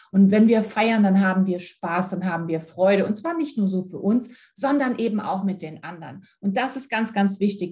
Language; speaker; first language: German; native; German